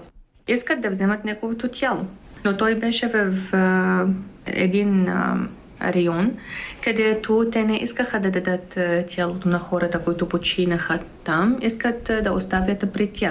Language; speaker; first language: Bulgarian; non-native, fluent; Arabic